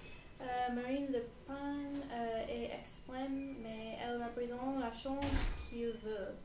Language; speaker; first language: French; non-native, learner; English